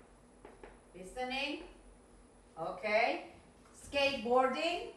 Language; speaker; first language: English; non-native, fluent; Spanish